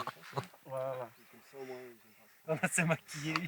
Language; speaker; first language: French; native; French